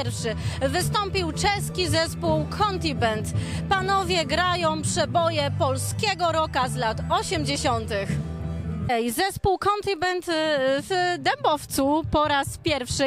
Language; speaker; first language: Polish; native; Polish